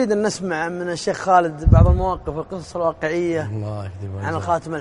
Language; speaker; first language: Arabic; native; Arabic